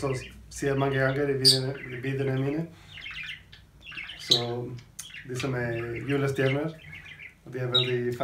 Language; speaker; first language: Norwegian; non-native, fluent; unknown